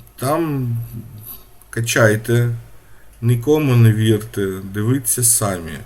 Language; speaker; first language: Ukrainian; non-native, local second language; Russian